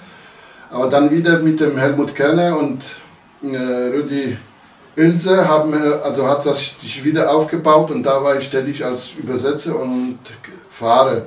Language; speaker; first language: German; non-native, local second language; Polish